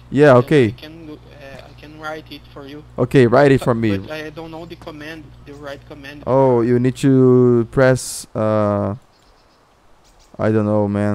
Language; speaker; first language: English; non-native, fluent; Portuguese